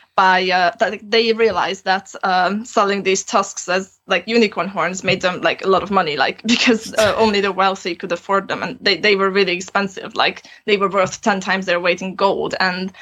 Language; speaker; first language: English; non-native, fluent; Romanian